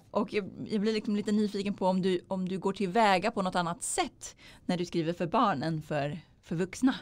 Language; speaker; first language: Swedish; native; Swedish